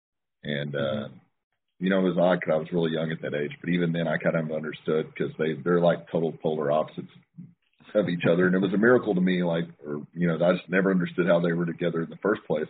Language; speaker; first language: English; native; English